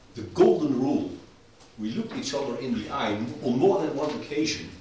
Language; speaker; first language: English; non-native, fluent; Dutch